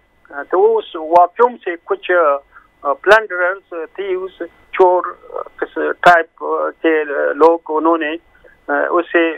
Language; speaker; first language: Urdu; non-native, fluent; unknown